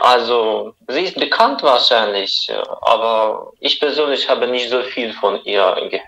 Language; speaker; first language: German; non-native, fluent; Russian